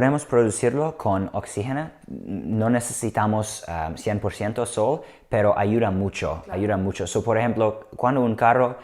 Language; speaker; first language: Spanish; non-native, learner; English